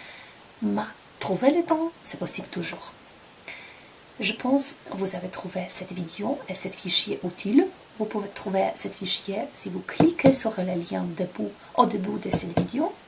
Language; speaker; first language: French; non-native, fluent; Polish